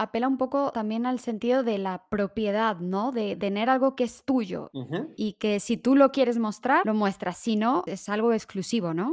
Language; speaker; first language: Spanish; native; Spanish